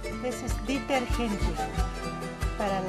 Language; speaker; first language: Spanish; non-native, local second language; Quechua